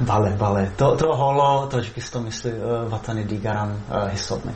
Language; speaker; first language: Persian; non-native, fluent; Czech